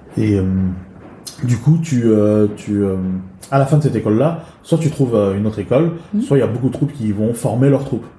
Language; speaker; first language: French; early bilingual, other home language; Chinese